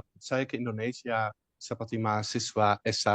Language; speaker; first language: Indonesian; non-native, fluent; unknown